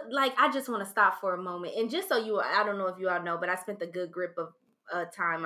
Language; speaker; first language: English; native; English